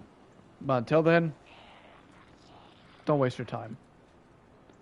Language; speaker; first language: English; native; English